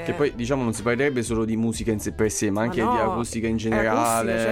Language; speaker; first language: Italian; native; Italian